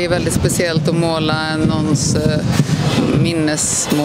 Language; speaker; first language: Swedish; native; Swedish